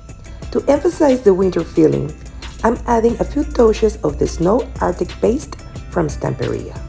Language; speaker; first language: English; non-native, fluent; Spanish